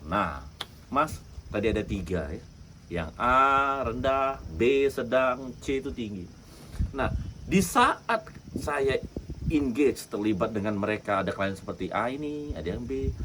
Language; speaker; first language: Indonesian; native; Indonesian